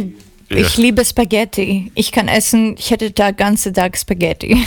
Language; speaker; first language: German; non-native, learner; Greek